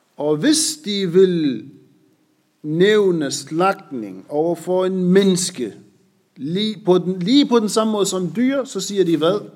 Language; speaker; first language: Danish; non-native, fluent; Arabic